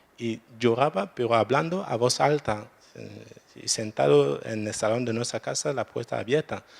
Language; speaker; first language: Spanish; non-native, fluent; French